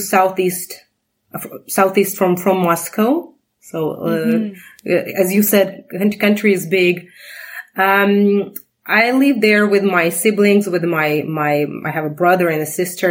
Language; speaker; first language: English; non-native, fluent; Russian